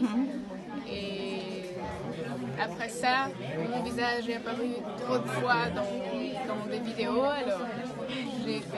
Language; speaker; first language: French; early bilingual, heritage; Spanish